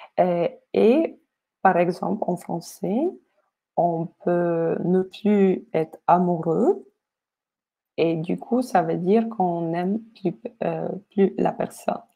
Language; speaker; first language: French; non-native, fluent; Polish